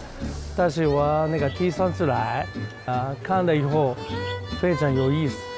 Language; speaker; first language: Chinese; non-native, learner; Japanese